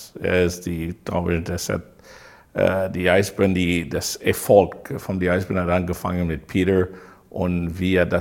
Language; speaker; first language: German; non-native, learner; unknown